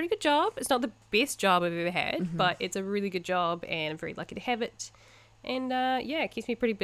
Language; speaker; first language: English; native; English